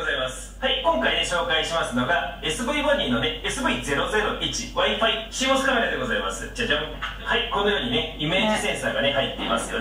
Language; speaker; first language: Japanese; native; Japanese